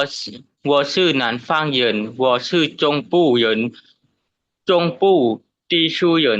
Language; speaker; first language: Chinese; non-native, learner; Lao